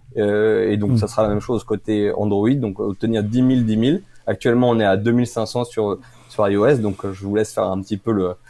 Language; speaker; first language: French; native; French